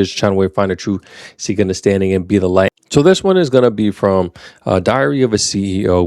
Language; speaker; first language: English; native; English